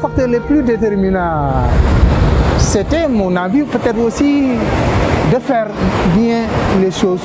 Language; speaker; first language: French; non-native, local second language; Wolof